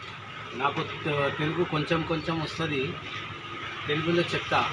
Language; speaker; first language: Telugu; non-native, learner; Hindi